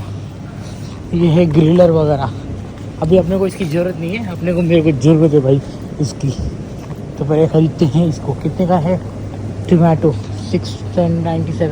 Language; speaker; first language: Hindi; native; Hindi